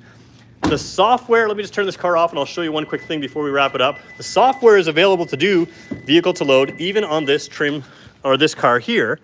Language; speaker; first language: English; native; English